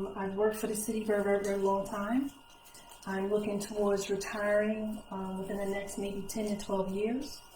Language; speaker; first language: English; native; English